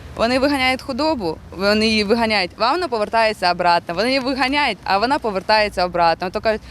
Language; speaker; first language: Ukrainian; non-native, local second language; Russian